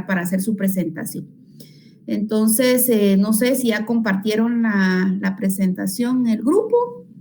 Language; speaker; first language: Spanish; native; Spanish